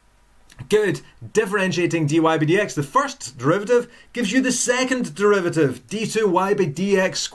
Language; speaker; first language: English; native; English